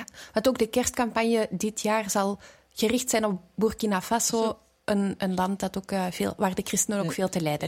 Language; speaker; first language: Dutch; native; Dutch